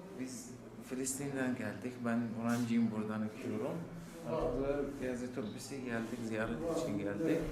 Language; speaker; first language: Turkish; non-native, learner; Arabic